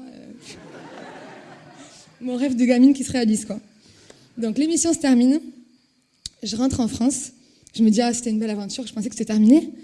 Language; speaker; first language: French; native; French